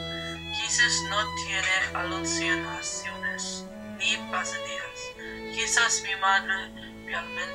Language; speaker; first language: Spanish; non-native, learner; English